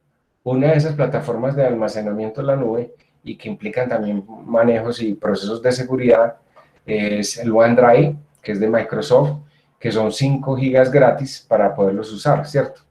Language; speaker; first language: Spanish; native; Spanish